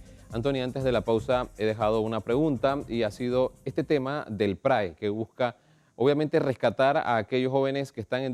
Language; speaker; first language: Spanish; native; Spanish